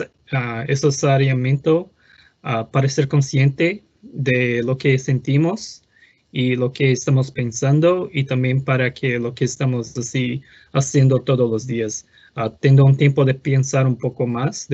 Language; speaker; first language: Spanish; non-native, fluent; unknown